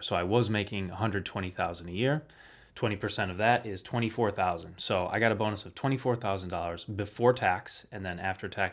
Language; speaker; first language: English; native; English